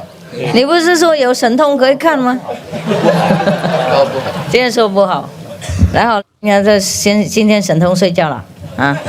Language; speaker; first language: Chinese; non-native, fluent; Vietnamese